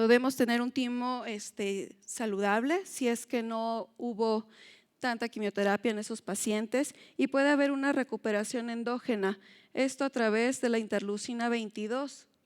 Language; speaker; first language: Spanish; native; Spanish